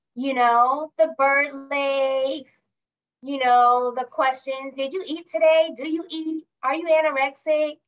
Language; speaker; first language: English; native; English